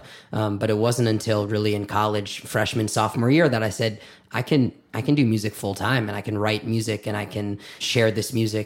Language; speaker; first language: English; native; English